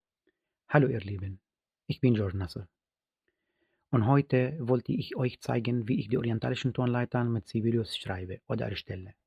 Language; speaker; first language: German; non-native, fluent; Arabic